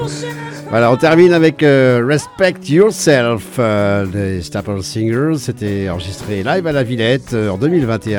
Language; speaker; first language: French; native; French